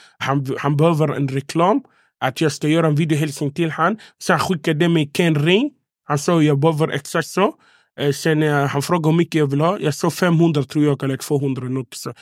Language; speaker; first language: Swedish; non-native, fluent; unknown